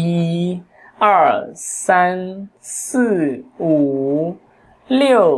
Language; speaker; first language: Chinese; non-native, fluent; Vietnamese